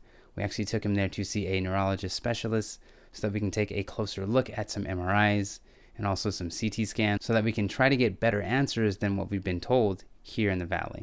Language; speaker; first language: English; native; English